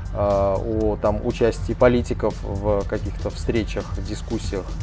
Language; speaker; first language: Russian; native; Russian